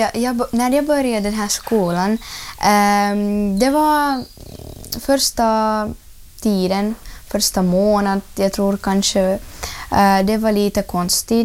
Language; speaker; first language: Swedish; non-native, learner; Russian